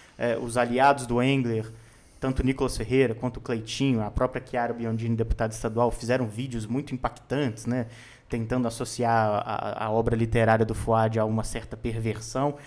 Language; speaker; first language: Portuguese; native; Portuguese